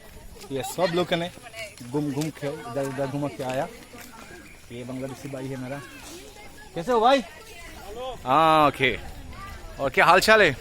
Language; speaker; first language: Hindi; non-native, learner; Bangla